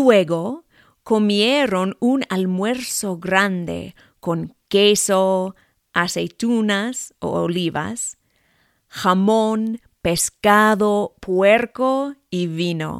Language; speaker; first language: Spanish; non-native, fluent; English